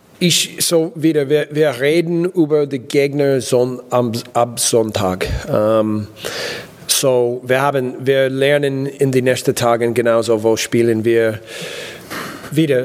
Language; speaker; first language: German; non-native, learner; English